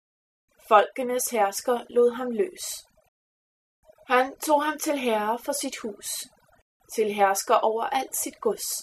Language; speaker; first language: Danish; native; Danish